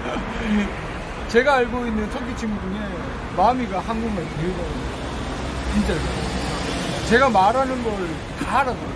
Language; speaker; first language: Korean; native; Korean